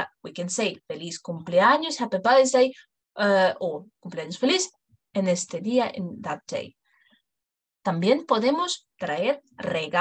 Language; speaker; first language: Spanish; non-native, fluent; English